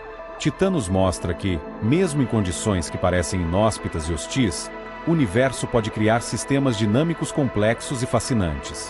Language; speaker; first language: Portuguese; native; Portuguese